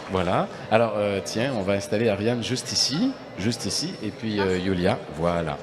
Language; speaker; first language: French; native; French